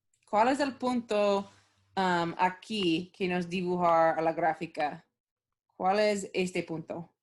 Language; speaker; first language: Spanish; non-native, learner; English